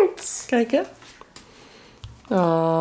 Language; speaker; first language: Dutch; native; Dutch